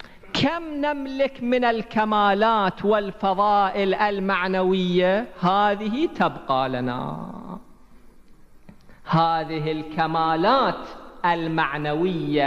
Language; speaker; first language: Arabic; native; Arabic